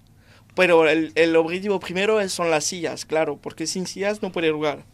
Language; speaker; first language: Spanish; non-native, fluent; French